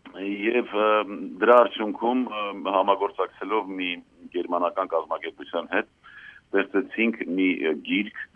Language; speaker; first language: Armenian; native; Armenian